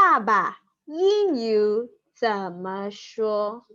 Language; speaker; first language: Chinese; non-native, fluent; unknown